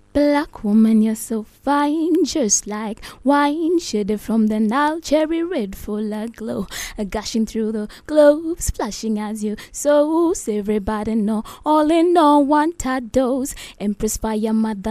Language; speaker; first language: English; non-native, local second language; Luo (Kenya and Tanzania)